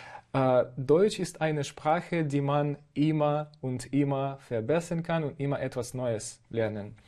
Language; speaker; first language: German; non-native, fluent; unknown